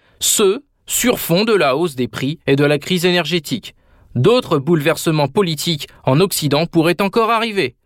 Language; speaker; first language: French; native; French